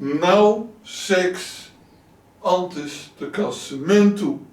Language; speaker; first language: Portuguese; non-native, learner; Dutch